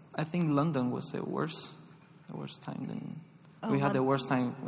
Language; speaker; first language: English; non-native, fluent; Spanish